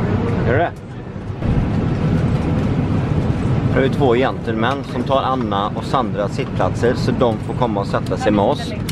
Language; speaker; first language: Swedish; native; Swedish